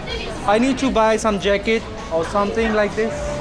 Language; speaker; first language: English; non-native, local second language; Hindi